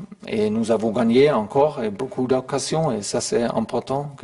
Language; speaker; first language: French; non-native, learner; German